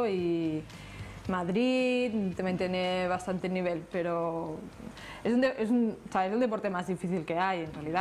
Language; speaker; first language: Spanish; native; Spanish